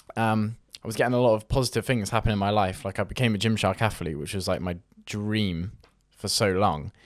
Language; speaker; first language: English; native; English